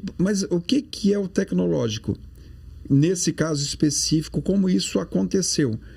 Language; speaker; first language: Portuguese; native; Portuguese